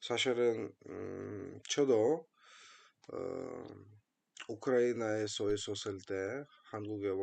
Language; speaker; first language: Korean; non-native, fluent; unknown